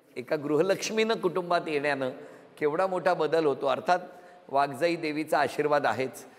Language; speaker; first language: Marathi; native; Marathi